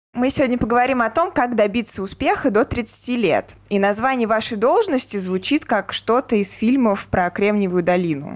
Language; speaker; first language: Russian; native; Russian